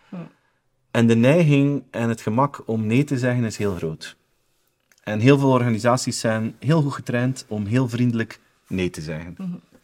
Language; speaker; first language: Dutch; native; Dutch